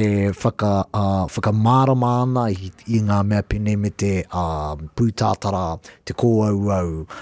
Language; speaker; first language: Māori; non-native, local second language; English